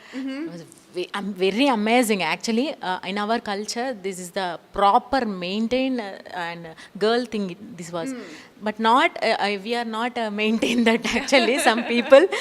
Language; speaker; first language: English; non-native, local second language; Telugu